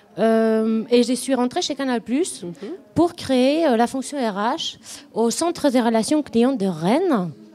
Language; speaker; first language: French; non-native, fluent; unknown